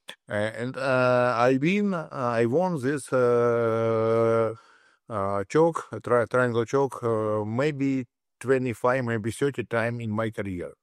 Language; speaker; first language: English; non-native, learner; Russian